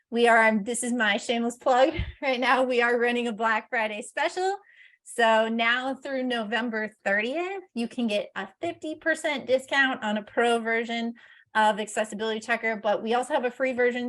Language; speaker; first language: English; native; English